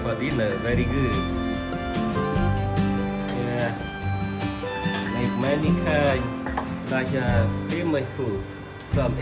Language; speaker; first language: English; non-native, learner; Vietnamese